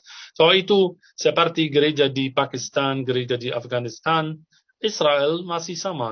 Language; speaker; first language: Indonesian; non-native, fluent; Arabic